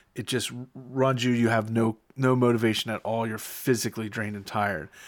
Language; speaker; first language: English; native; English